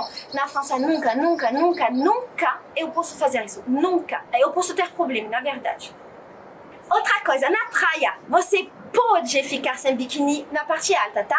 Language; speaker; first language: Portuguese; non-native, fluent; French